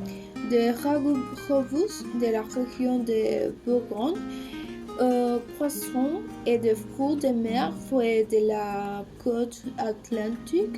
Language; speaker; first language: French; non-native, learner; Spanish